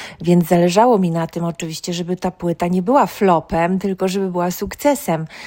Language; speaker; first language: Polish; native; Polish